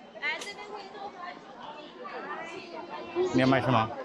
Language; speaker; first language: Chinese; non-native, learner; Bangla